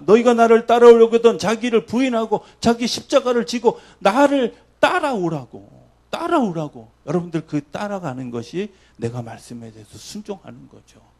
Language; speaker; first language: Korean; native; Korean